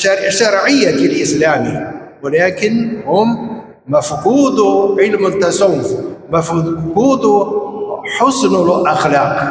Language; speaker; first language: Arabic; non-native, fluent; Chinese